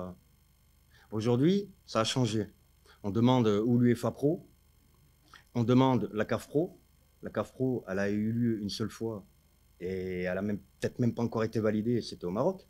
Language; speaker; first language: French; native; French